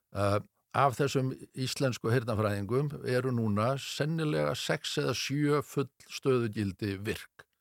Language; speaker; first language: Icelandic; native; Icelandic